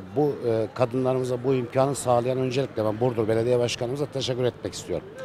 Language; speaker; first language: Turkish; native; Turkish